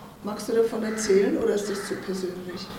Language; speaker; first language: German; native; German